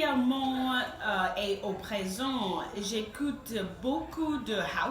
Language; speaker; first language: French; non-native, fluent; English